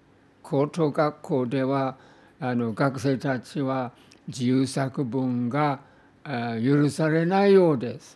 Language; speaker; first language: Japanese; non-native, fluent; English